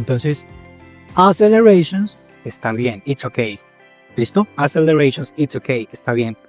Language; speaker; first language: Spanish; native; Spanish